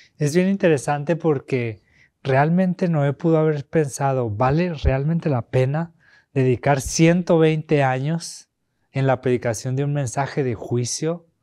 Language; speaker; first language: Spanish; native; Spanish